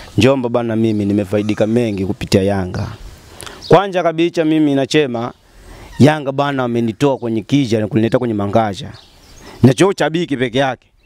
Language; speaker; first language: Swahili; non-native, local second language; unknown